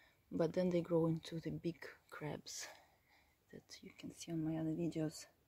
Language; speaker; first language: English; non-native, fluent; Russian